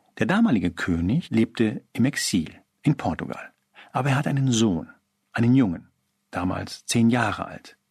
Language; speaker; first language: German; early bilingual, other home language; Spanish